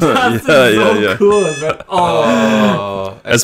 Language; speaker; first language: German; non-native, fluent; English